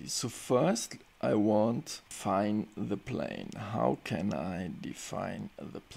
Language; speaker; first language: English; non-native, fluent; German